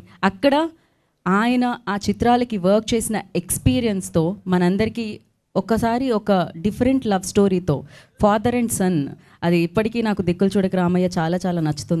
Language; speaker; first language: Telugu; native; Telugu